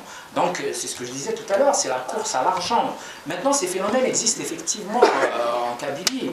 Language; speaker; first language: French; non-native, local second language; Kabyle